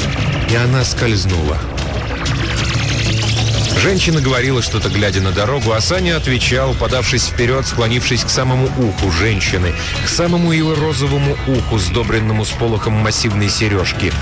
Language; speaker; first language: Russian; native; Russian